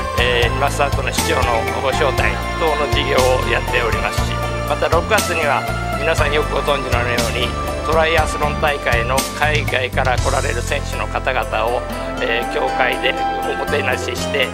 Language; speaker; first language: Japanese; native; Japanese